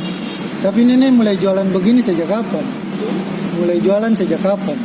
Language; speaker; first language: Malay; native; Malay